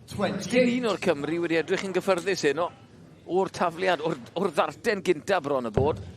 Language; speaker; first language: Welsh; native; Welsh